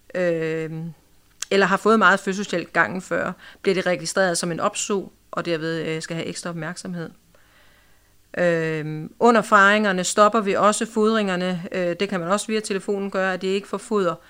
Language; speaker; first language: Danish; native; Danish